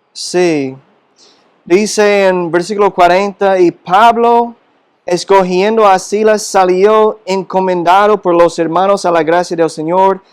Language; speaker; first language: Spanish; non-native, fluent; English